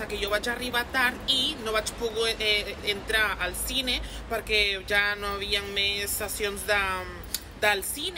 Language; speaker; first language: Catalan; early bilingual, other home language; Spanish